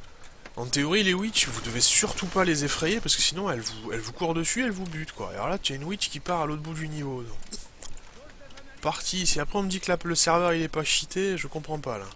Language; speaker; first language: French; native; French